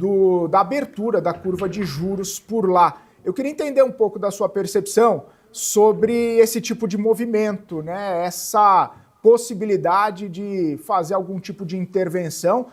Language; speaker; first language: Portuguese; native; Portuguese